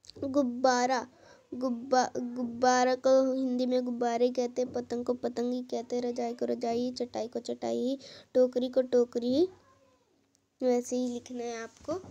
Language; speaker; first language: Hindi; native; Hindi